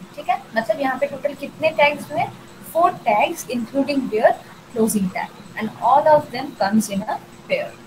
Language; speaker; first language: Hindi; non-native, local second language; Bangla